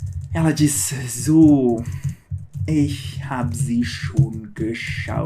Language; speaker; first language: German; non-native, fluent; Portuguese